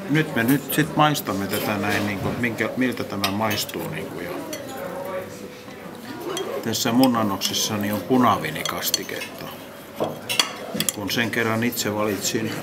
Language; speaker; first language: Finnish; native; Finnish